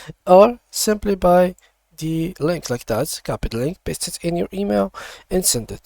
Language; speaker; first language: English; non-native, fluent; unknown